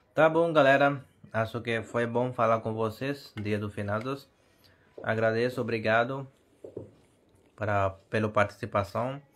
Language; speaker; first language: Portuguese; non-native, learner; Hindi